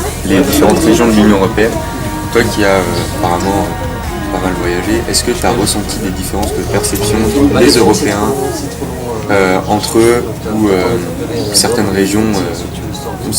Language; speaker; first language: French; native; French